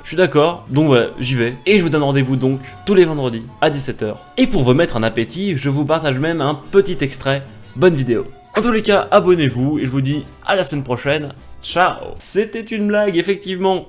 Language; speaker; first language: French; native; French